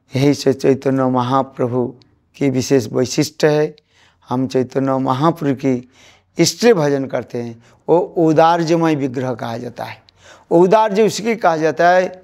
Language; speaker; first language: Hindi; non-native, local second language; Bangla